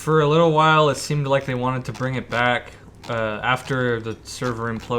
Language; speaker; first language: English; native; English